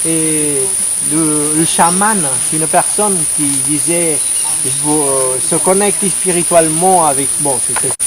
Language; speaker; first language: French; non-native, fluent; Spanish